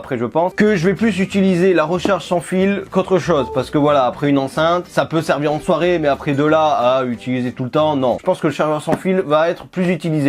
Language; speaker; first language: French; native; French